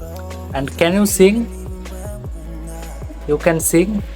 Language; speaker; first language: English; non-native, learner; Bangla